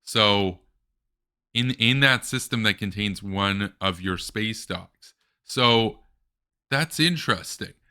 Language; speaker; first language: English; native; English